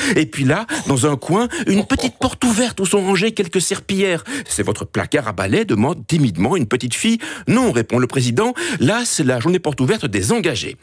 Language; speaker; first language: French; native; French